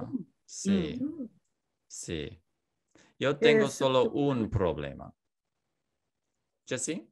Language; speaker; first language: Spanish; non-native, learner; English